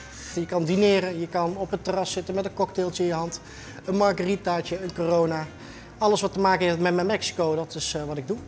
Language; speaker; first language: Dutch; native; Dutch